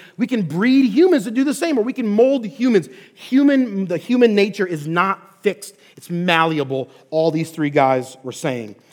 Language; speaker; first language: English; native; English